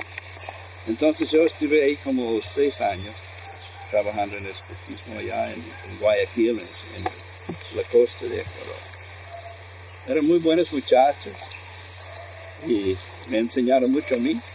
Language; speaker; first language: Spanish; non-native, fluent; English